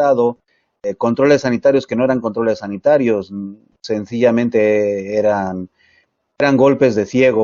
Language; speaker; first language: Spanish; native; Spanish